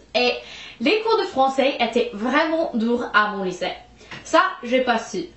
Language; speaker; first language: French; non-native, fluent; English